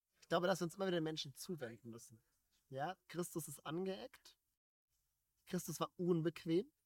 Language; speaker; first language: German; native; German